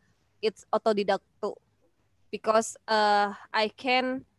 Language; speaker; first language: English; non-native, learner; Indonesian